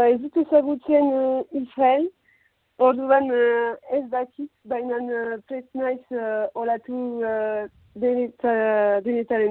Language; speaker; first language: Basque; non-native, local second language; French